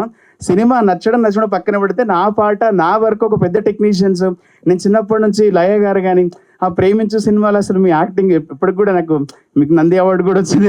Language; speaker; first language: Telugu; native; Telugu